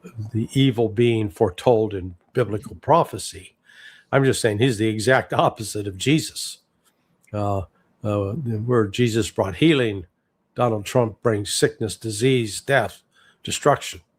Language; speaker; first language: English; native; English